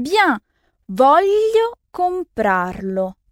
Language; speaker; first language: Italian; non-native, fluent; French